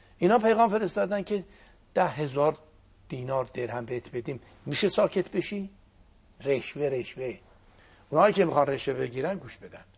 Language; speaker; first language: Persian; non-native, local second language; Azerbaijani